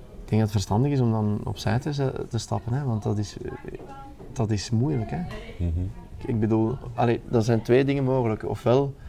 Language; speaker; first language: Dutch; native; Dutch